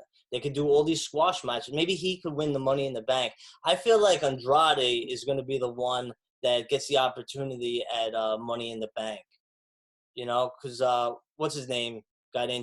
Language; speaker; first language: English; native; English